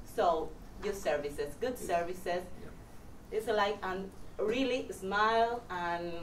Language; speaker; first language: English; non-native, fluent; Spanish